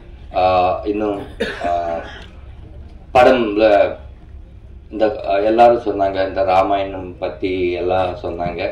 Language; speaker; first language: Tamil; non-native, learner; Telugu